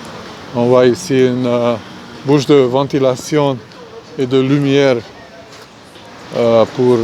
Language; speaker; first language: French; non-native, fluent; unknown